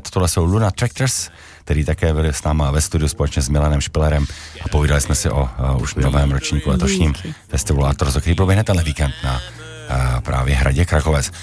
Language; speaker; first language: Czech; native; Czech